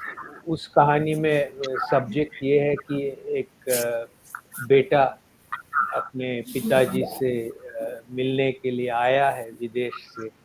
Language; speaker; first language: Hindi; non-native, local second language; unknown